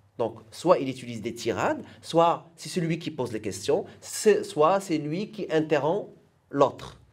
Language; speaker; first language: French; non-native, local second language; Arabic